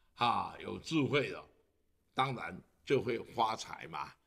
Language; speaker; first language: Chinese; native; Chinese